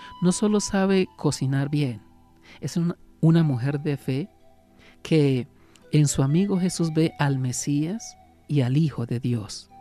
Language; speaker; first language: Spanish; native; Spanish